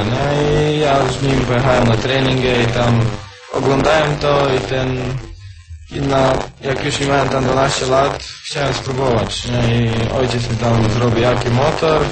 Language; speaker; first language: Polish; non-native, learner; Croatian